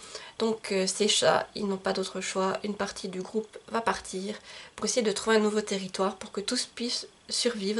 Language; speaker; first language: French; native; French